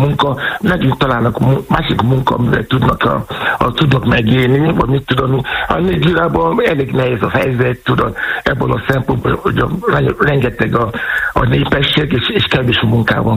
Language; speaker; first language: Hungarian; non-native, learner; Yoruba